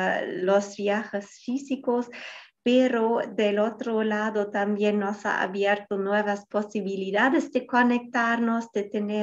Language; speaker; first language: Spanish; non-native, fluent; German